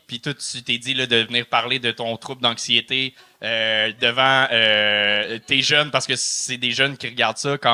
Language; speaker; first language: French; native; French